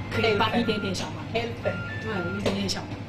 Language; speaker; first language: Chinese; native; Chinese